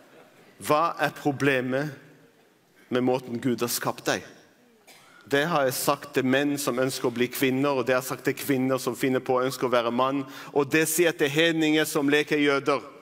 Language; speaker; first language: Norwegian; non-native, fluent; Arabic